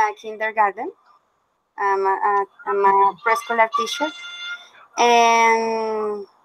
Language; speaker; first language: English; non-native, learner; Spanish